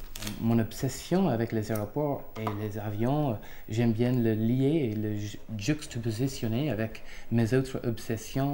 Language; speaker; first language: French; non-native, fluent; English